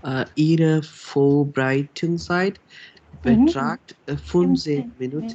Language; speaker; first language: German; non-native, learner; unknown